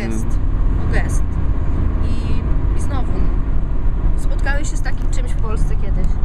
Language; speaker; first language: Polish; non-native, fluent; English